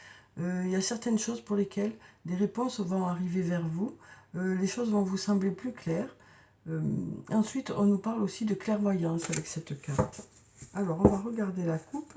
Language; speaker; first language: French; native; French